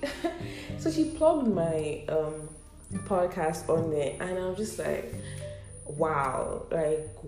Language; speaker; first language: English; non-native, local second language; Yoruba